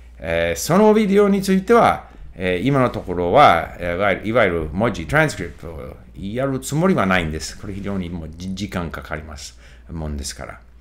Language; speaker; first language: Japanese; non-native, fluent; English